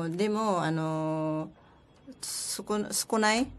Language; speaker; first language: Japanese; non-native, learner; Filipino